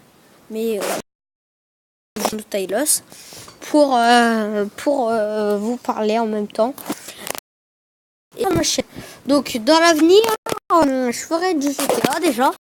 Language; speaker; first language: French; native; French